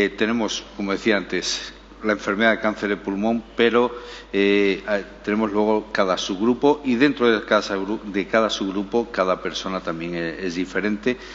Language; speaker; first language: Spanish; native; Spanish